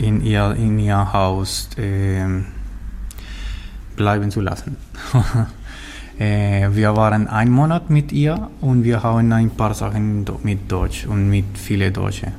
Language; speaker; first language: German; non-native, learner; Spanish